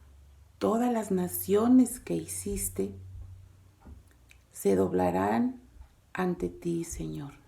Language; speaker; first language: Spanish; native; Spanish